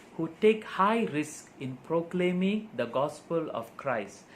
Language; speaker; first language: English; non-native, local second language; Tamil